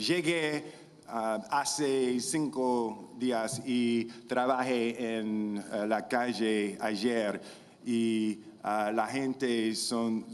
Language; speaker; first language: Spanish; non-native, learner; English